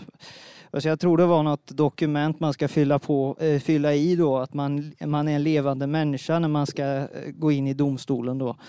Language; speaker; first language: Swedish; native; Swedish